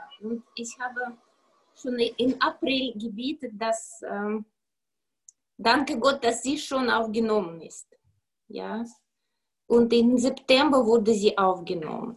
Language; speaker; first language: German; non-native, fluent; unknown